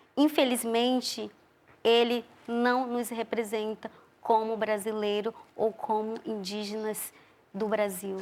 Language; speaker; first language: Portuguese; non-native, local second language; Ticuna